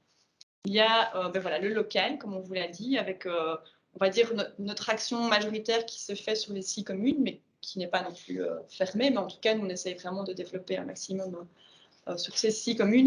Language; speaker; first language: French; native; French